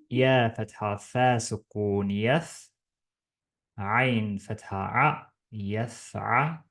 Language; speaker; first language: Arabic; non-native, fluent; Estonian